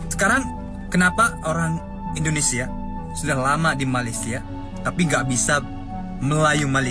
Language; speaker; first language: Indonesian; non-native, fluent; Thai